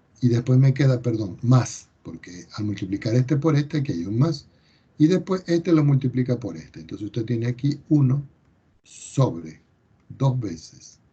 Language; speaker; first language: Spanish; native; Spanish